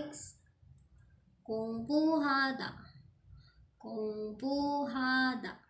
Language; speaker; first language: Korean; non-native, fluent; Filipino